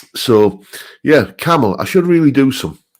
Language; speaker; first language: English; native; English